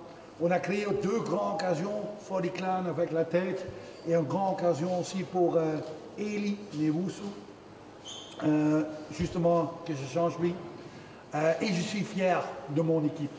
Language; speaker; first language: French; non-native, fluent; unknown